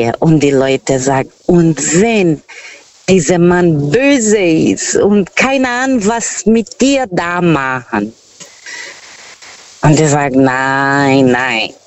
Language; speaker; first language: German; non-native, fluent; Portuguese